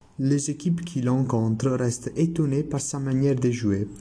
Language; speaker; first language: French; non-native, learner; Italian